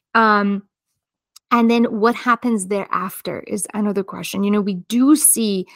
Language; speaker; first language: English; non-native, fluent; Persian